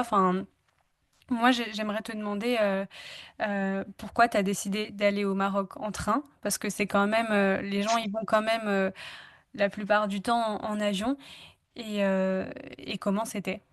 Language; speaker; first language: French; native; French